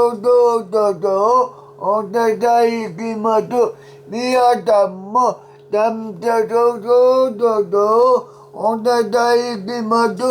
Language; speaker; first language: Japanese; non-native, learner; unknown